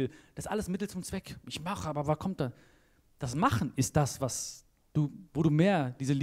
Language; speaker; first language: German; native; German